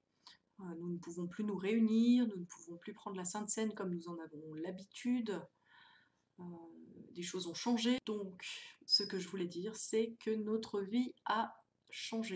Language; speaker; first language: French; native; French